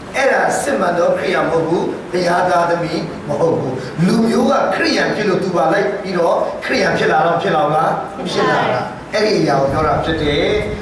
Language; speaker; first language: Burmese; non-native, local second language; Hindi